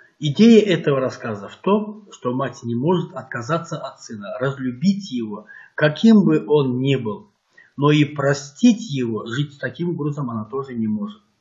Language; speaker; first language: Russian; non-native, local second language; Kyrgyz